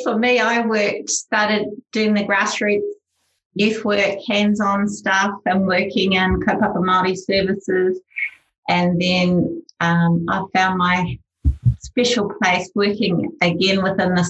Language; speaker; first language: English; native; English